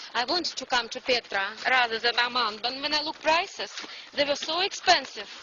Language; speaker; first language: English; non-native, learner; Russian